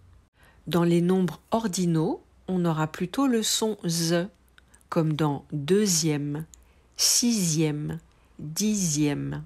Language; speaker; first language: French; native; French